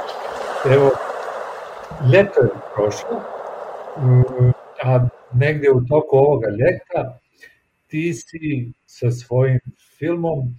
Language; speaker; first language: Serbian; native; Serbian